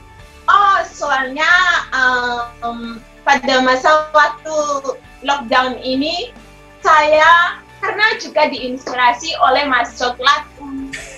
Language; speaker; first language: Indonesian; non-native, fluent; Shona